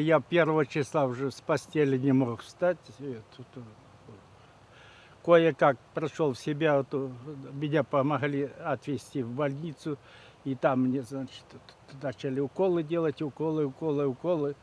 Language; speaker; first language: Russian; native; Russian